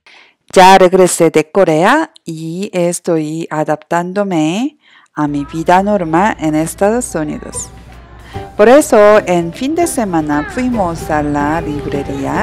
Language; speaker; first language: Spanish; non-native, learner; Korean